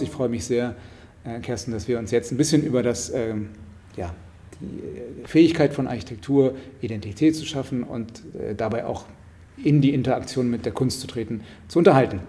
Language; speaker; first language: German; native; German